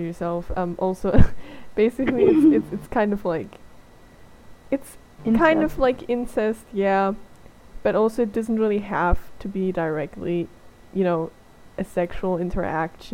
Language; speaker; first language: English; non-native, fluent; German